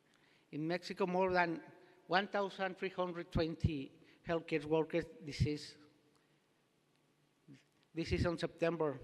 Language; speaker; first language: English; non-native, learner; Spanish